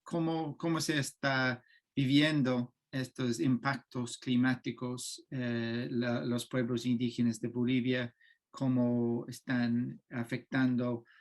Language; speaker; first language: Spanish; non-native, fluent; English